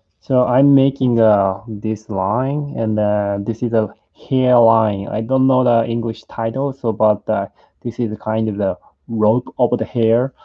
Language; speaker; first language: English; non-native, learner; Japanese